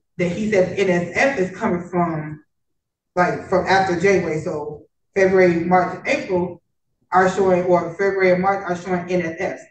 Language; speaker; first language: English; native; English